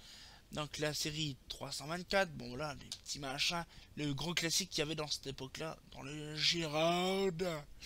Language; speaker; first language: French; native; French